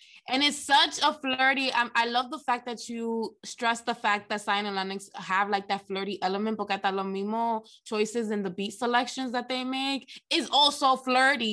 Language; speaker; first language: English; early bilingual, other home language; Spanish